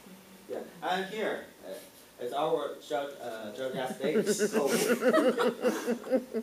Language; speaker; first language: English; non-native, learner; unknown